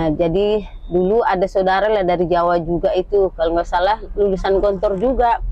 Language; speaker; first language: Indonesian; native; Indonesian